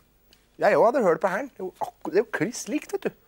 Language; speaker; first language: Norwegian; native; Norwegian